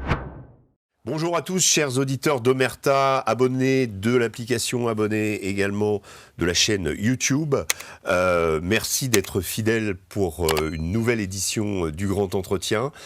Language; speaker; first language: French; native; French